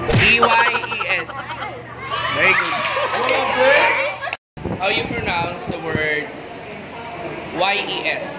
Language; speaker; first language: English; non-native, local second language; Filipino